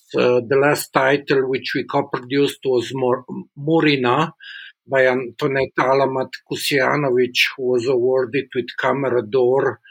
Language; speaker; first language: English; non-native, fluent; Slovenian